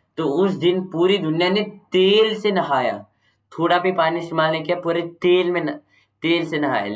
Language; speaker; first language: Hindi; non-native, local second language; Kannada